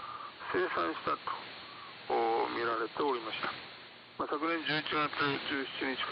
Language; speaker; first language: Japanese; native; Japanese